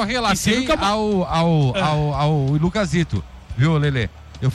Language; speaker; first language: Portuguese; native; Portuguese